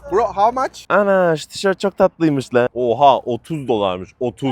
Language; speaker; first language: Turkish; native; Turkish